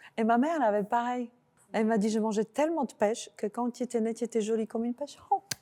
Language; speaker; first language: French; non-native, fluent; Slovak